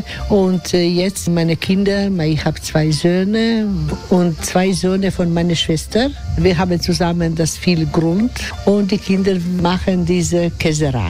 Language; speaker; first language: German; non-native, learner; Croatian